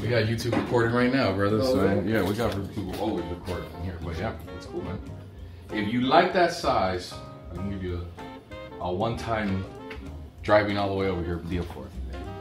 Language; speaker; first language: English; early bilingual, other home language; Spanish